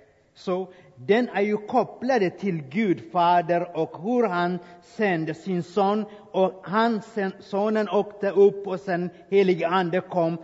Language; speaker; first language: Swedish; non-native, fluent; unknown